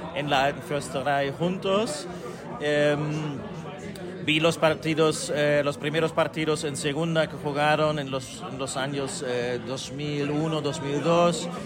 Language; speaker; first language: Spanish; non-native, fluent; German